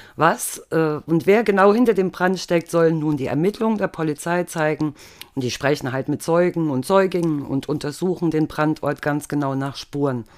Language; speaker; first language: German; native; German